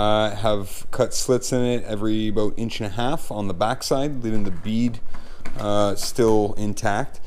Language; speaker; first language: English; native; English